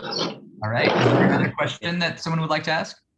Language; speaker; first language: English; native; English